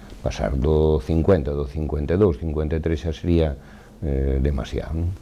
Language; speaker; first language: Galician; native; Galician